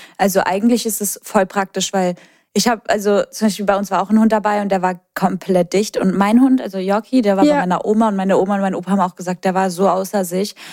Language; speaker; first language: German; early bilingual, other home language; Polish